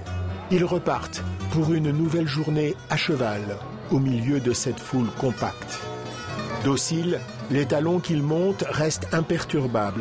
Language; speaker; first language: French; native; French